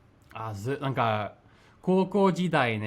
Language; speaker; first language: Japanese; non-native, fluent; English